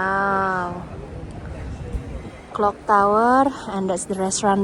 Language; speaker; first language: English; non-native, fluent; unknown